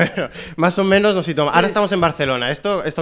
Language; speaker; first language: Spanish; native; Spanish